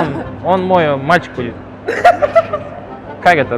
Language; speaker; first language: Russian; non-native, local second language; Kazakh